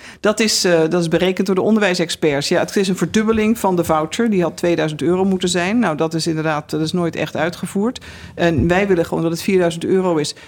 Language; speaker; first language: Dutch; native; Dutch